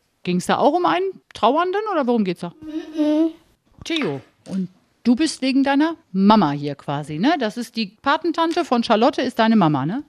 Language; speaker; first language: German; native; German